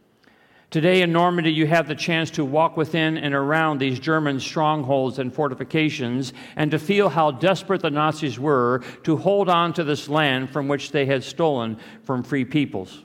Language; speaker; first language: English; native; English